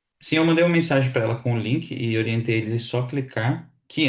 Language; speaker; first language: Portuguese; native; Portuguese